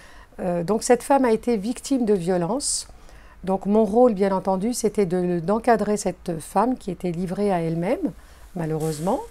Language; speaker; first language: French; native; French